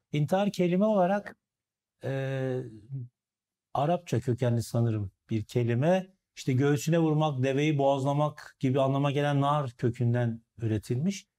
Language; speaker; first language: Turkish; native; Turkish